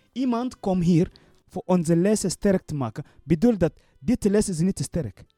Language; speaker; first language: Dutch; non-native, learner; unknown